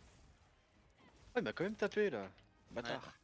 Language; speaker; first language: French; native; French